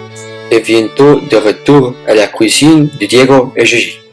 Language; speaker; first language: French; non-native, learner; Spanish